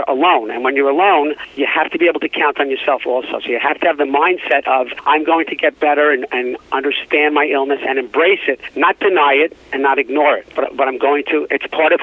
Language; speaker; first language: English; native; English